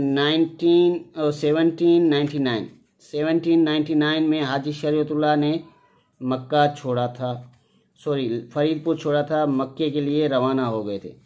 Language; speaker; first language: Urdu; non-native, local second language; Sindhi